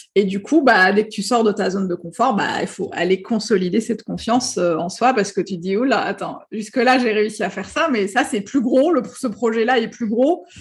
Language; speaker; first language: French; non-native, local second language; Arabic